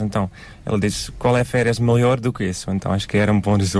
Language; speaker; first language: Portuguese; non-native, learner; Dutch